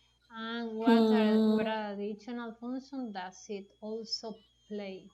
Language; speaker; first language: English; non-native, learner; Spanish